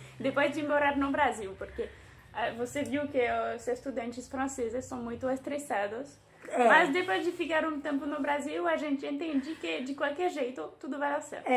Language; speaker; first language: Portuguese; non-native, fluent; French